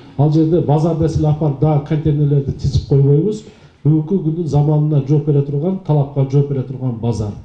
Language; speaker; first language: Kyrgyz; native; Kyrgyz